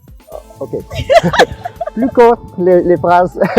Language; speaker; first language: French; non-native, fluent; English